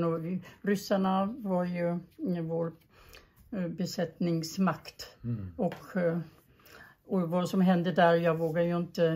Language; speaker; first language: Swedish; early bilingual, other home language; German